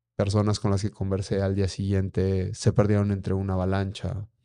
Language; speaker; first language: Spanish; native; Spanish